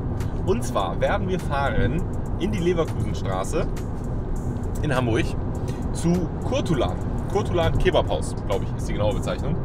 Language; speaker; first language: German; native; German